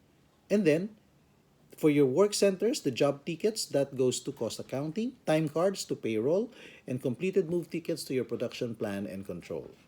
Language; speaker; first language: English; non-native, local second language; Filipino